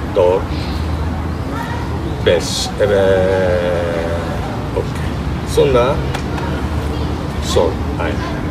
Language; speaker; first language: Turkish; non-native, learner; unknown